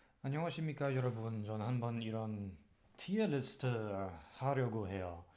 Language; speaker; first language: Korean; non-native, learner; German